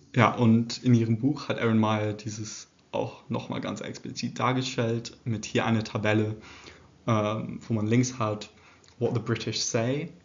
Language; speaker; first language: German; early bilingual, heritage; English